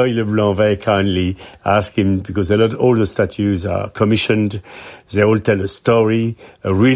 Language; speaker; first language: English; non-native, fluent; French